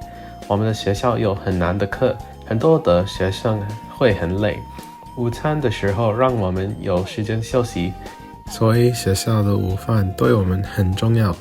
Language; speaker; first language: Chinese; non-native, learner; English